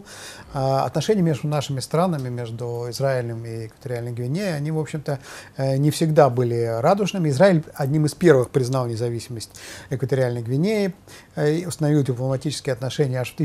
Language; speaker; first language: Russian; native; Russian